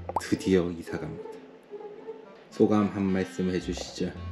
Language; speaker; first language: Korean; native; Korean